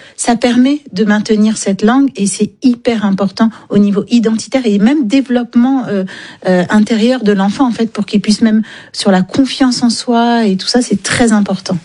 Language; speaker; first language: French; native; French